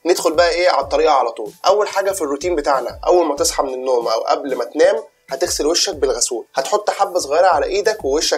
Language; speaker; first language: Arabic; native; Arabic